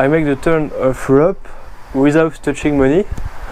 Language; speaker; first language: English; non-native, learner; French